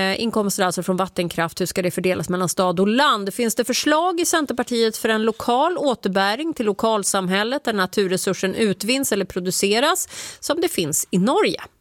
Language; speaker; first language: Swedish; native; Swedish